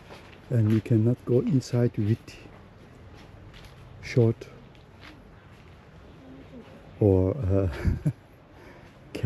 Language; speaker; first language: English; non-native, learner; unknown